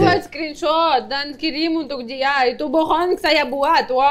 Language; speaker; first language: Indonesian; non-native, learner; Russian